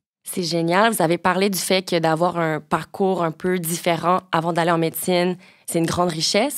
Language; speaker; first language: French; native; French